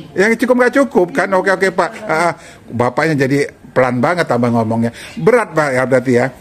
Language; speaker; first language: Indonesian; native; Indonesian